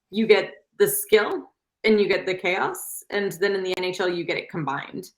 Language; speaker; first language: English; native; English